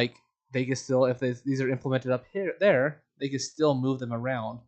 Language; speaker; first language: English; native; English